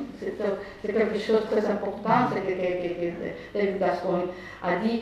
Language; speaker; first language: French; non-native, fluent; Spanish